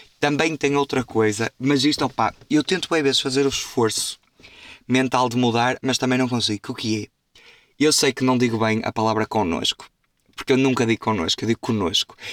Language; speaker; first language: Portuguese; native; Portuguese